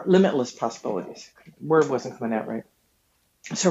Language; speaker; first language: English; native; English